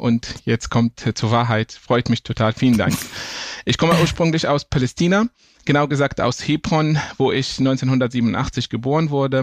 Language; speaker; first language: German; non-native, fluent; Arabic